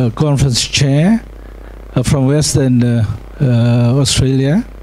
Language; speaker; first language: English; non-native, fluent; Vietnamese